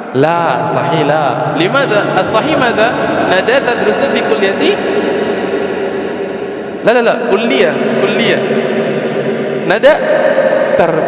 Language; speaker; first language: Arabic; non-native, fluent; Indonesian